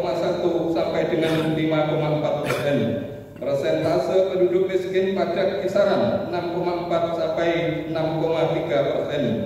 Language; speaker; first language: Indonesian; native; Indonesian